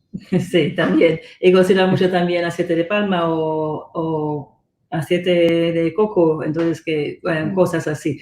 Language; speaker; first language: Spanish; non-native, fluent; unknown